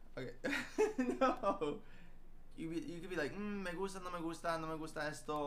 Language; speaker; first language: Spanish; early bilingual, heritage; Spanish